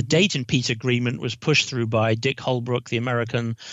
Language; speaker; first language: English; native; English